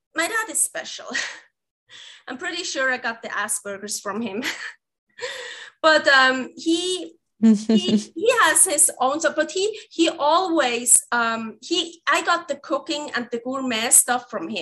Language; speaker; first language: English; non-native, fluent; Swiss German